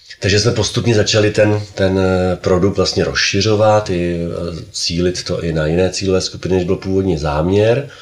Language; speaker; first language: Czech; native; Czech